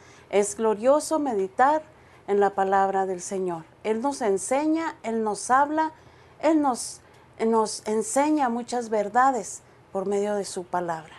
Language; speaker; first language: Spanish; native; Spanish